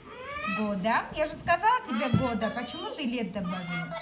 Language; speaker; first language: Russian; non-native, learner; Armenian